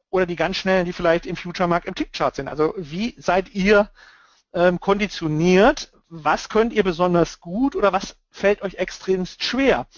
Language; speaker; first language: German; native; German